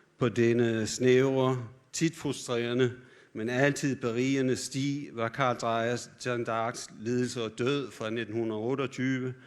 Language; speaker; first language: Danish; early bilingual, heritage; English